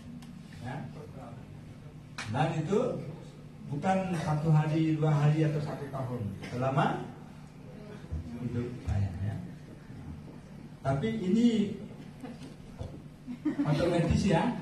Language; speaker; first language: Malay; non-native, fluent; Bangla